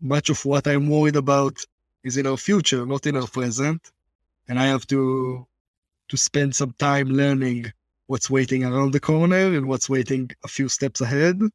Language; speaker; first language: English; non-native, fluent; Hebrew